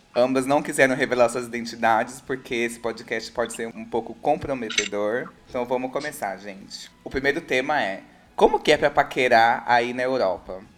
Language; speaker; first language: Portuguese; native; Portuguese